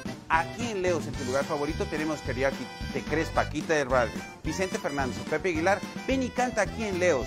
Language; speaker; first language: Spanish; native; Spanish